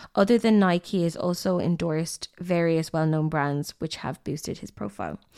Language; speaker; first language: English; native; English